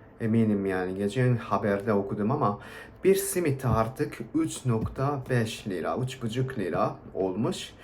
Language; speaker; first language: Turkish; non-native, fluent; Japanese